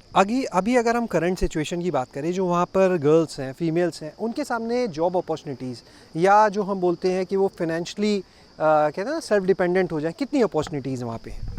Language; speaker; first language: Hindi; native; Hindi